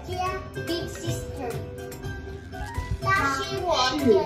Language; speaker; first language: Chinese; non-native, learner; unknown